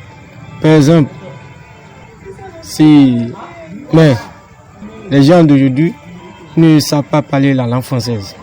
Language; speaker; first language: French; non-native, learner; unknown